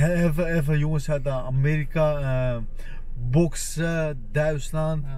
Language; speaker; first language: Dutch; non-native, fluent; Armenian